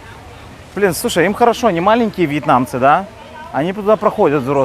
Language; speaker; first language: Russian; native; Russian